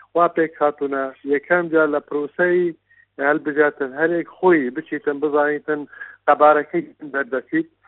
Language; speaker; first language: Central Kurdish; non-native, local second language; Kurdish